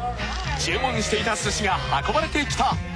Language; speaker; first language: Japanese; native; Japanese